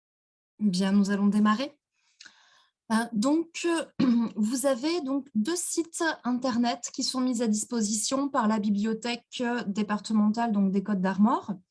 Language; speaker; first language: French; native; French